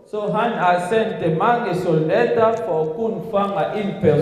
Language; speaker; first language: Danish; non-native, fluent; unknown